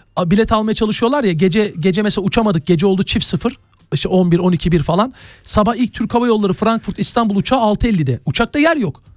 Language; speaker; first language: Turkish; native; Turkish